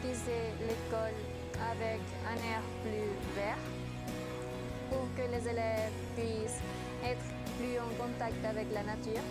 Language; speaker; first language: French; non-native, fluent; Spanish